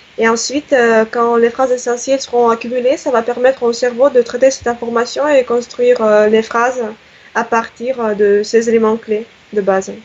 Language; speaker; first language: French; non-native, fluent; Russian